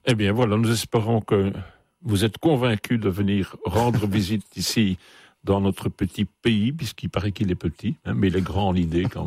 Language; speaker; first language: French; native; French